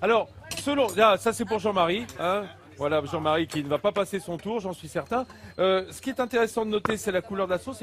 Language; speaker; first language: French; native; French